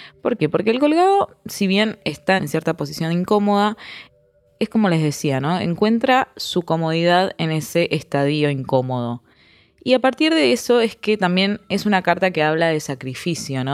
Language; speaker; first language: Spanish; native; Spanish